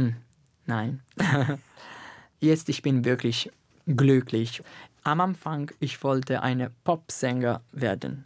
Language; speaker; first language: German; non-native, fluent; Italian